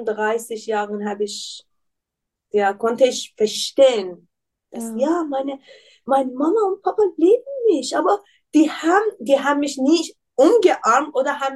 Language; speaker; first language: German; non-native, learner; Persian